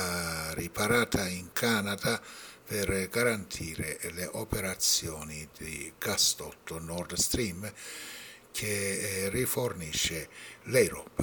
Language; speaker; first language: Italian; non-native, fluent; Persian